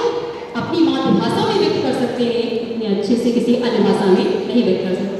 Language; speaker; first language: Hindi; native; Hindi